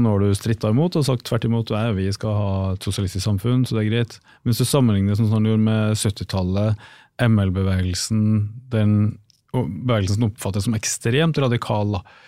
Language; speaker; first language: Norwegian; native; Norwegian